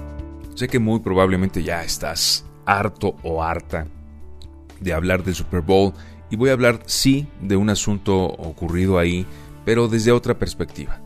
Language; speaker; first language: Spanish; native; Spanish